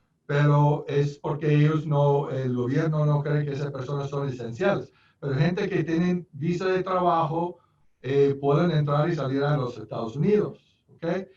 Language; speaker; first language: Spanish; non-native, fluent; English